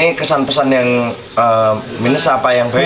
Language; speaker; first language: Indonesian; non-native, local second language; Javanese